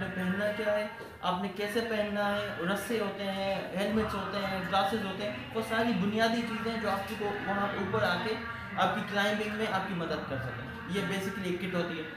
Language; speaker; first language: Urdu; non-native, local second language; Sindhi